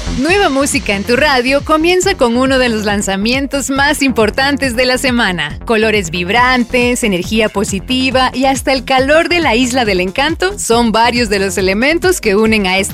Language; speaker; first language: Spanish; native; Spanish